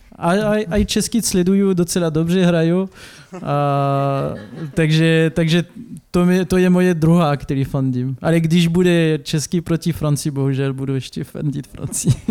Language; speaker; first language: Czech; non-native, learner; French